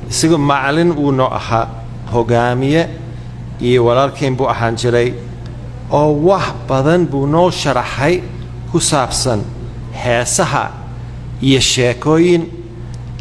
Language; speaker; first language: Somali; non-native, fluent; English